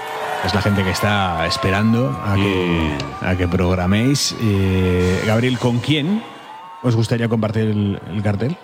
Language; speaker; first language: Spanish; native; Spanish